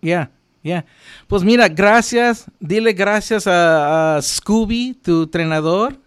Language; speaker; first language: Spanish; early bilingual, heritage; Spanish